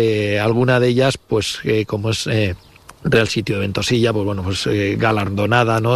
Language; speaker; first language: Spanish; native; Spanish